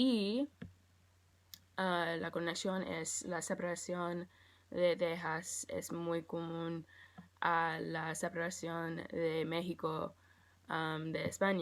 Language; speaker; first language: Spanish; non-native, learner; English